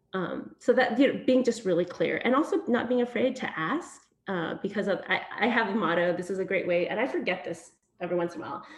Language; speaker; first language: English; early bilingual, other home language; Vietnamese